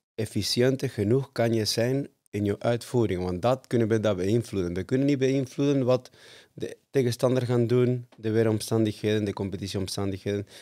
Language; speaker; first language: Dutch; non-native, fluent; Spanish